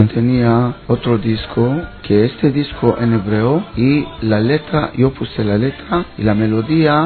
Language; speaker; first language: Spanish; non-native, learner; Hebrew